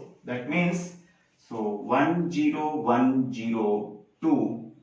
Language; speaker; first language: English; non-native, local second language; Telugu